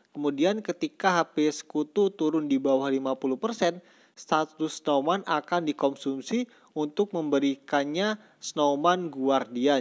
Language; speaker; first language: Indonesian; native; Indonesian